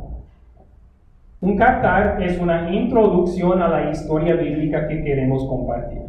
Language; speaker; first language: Spanish; non-native, fluent; English